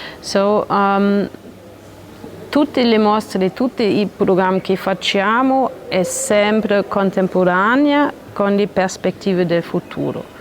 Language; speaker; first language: Italian; non-native, learner; German